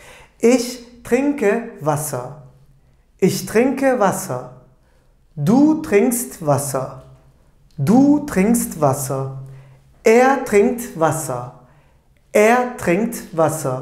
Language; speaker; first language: German; non-native, fluent; Turkish